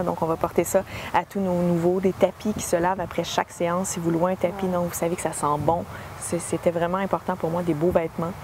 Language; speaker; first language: French; native; French